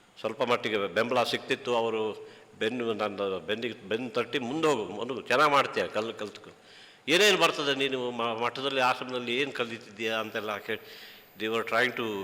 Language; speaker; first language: Kannada; native; Kannada